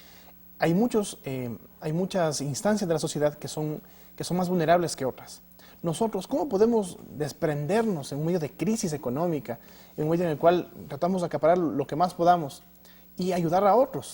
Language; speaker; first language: Spanish; native; Spanish